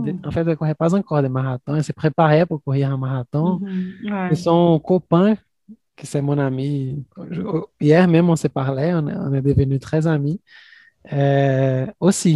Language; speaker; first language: French; non-native, fluent; Portuguese